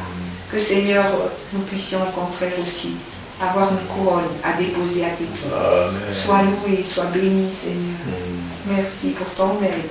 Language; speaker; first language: French; native; French